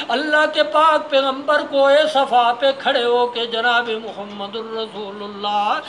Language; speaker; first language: Urdu; non-native, local second language; Punjabi